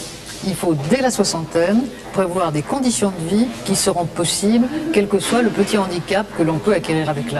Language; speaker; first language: French; native; French